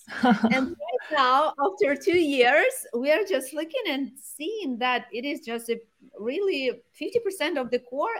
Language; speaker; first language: English; non-native, fluent; Ukrainian